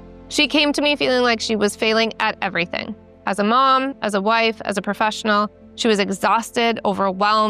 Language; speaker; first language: English; native; English